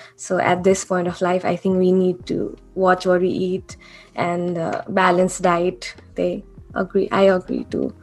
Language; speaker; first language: English; non-native, local second language; Nepali